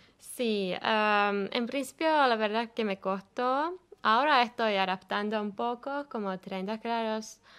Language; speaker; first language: Spanish; non-native, fluent; Finnish